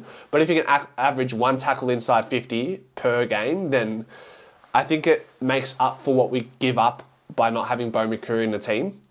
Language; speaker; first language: English; native; English